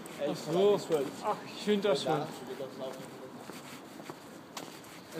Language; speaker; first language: German; non-native, learner; Spanish